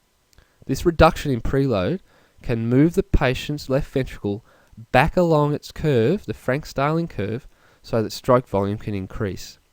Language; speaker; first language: English; native; English